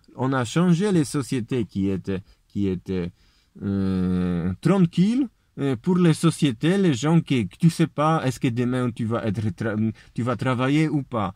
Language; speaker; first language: French; non-native, learner; Polish